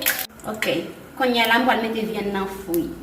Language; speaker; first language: French; non-native, learner; Haitian Creole